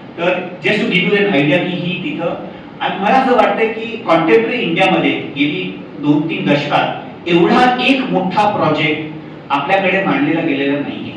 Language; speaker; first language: Marathi; non-native, local second language; Hindi